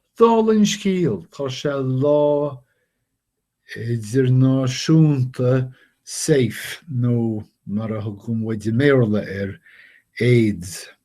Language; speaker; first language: Irish; non-native, fluent; English